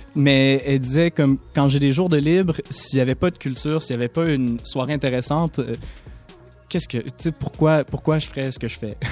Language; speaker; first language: French; native; French